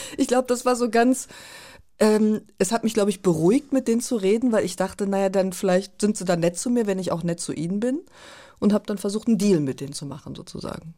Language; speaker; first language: German; native; German